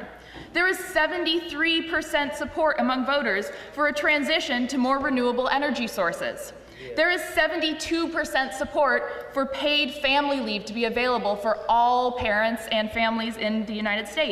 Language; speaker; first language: English; native; English